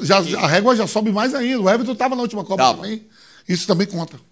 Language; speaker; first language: Portuguese; native; Portuguese